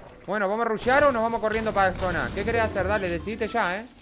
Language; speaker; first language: Spanish; native; Spanish